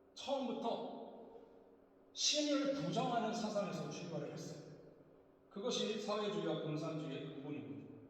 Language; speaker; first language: Korean; native; Korean